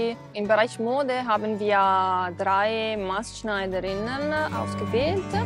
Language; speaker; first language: German; non-native, fluent; Italian